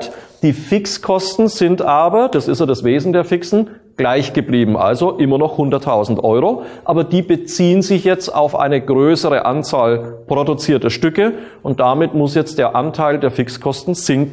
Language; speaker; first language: German; native; German